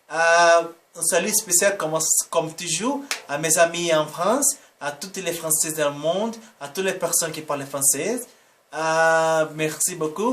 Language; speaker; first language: French; non-native, learner; Portuguese